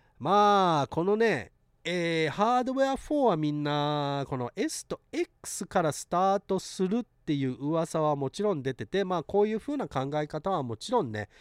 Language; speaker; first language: Japanese; early bilingual, heritage; Japanese